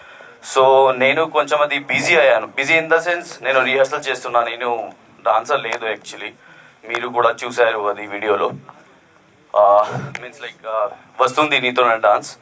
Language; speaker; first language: Telugu; non-native, learner; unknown